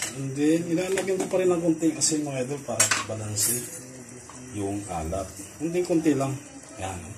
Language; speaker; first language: Filipino; non-native, local second language; Cebuano